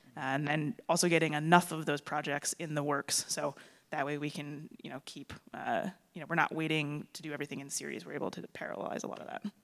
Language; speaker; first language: English; native; English